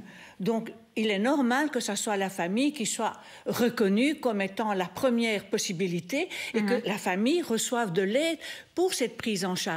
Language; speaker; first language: French; native; French